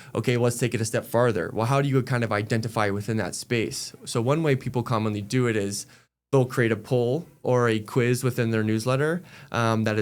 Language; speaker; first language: English; native; English